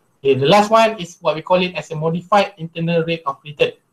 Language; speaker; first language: English; non-native, local second language; Malay